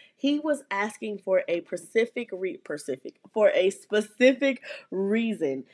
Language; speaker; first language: English; native; English